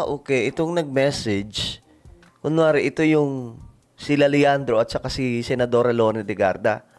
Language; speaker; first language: Filipino; non-native, local second language; Waray